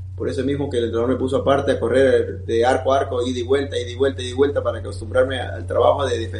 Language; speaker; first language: Spanish; native; Spanish